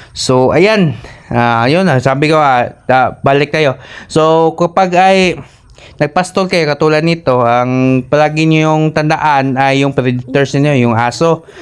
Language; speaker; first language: Filipino; non-native, local second language; Cebuano